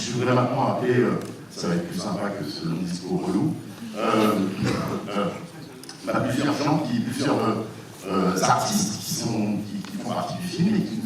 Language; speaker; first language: French; native; French